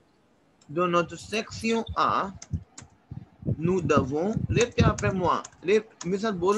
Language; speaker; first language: French; non-native, learner; Hindi